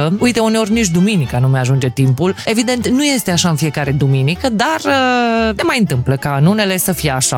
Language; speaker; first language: Romanian; native; Romanian